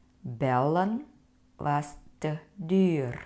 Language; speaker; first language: Dutch; non-native, fluent; Thai